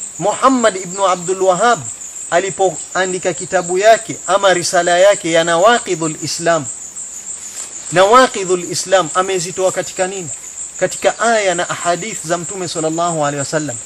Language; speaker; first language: Swahili; native; Swahili